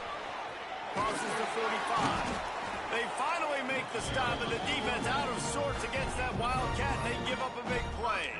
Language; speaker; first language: English; native; English